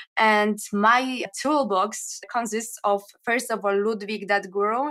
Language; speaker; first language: English; non-native, fluent; Polish